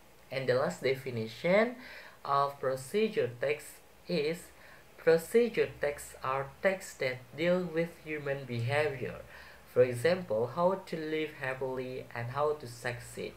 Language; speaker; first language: English; non-native, fluent; Indonesian